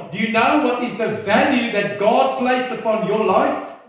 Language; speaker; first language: English; non-native, local second language; Afrikaans